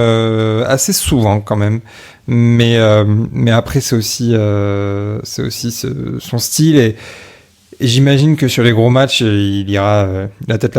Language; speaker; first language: French; native; French